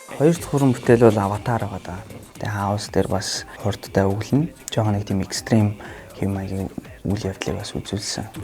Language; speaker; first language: Mongolian; non-native, fluent; Russian